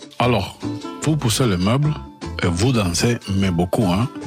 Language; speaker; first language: French; non-native, learner; Spanish